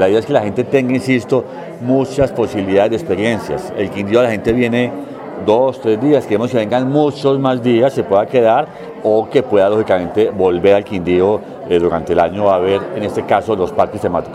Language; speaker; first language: Spanish; native; Spanish